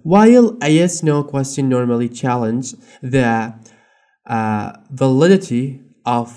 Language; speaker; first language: English; non-native, fluent; Arabic